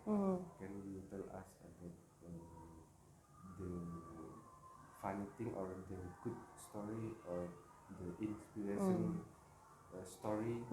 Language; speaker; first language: English; non-native, learner; Indonesian